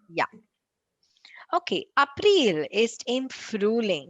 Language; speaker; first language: German; non-native, learner; Tamil